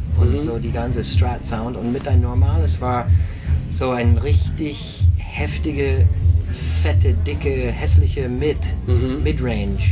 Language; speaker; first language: German; non-native, fluent; English